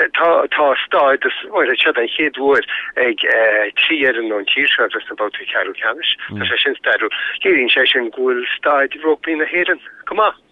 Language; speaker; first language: Irish; native; Irish